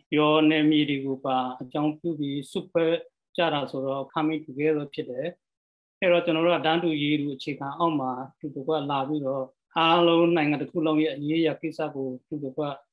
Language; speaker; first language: Burmese; non-native, local second language; Western Kayah